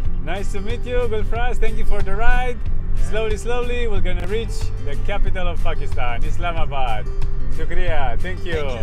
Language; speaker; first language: English; non-native, fluent; Romanian